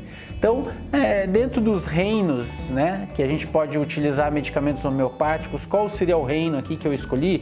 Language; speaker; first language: Portuguese; native; Portuguese